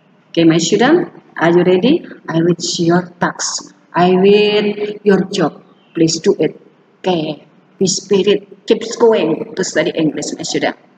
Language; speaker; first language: English; non-native, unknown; Indonesian